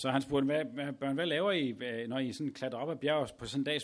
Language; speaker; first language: Danish; native; Danish